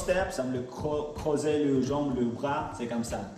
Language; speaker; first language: French; non-native, learner; Latvian